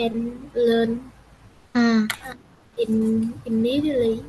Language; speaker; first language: English; non-native, learner; Vietnamese